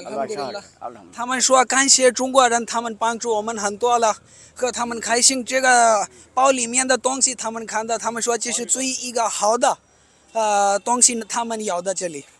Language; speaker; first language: Chinese; non-native, learner; Urdu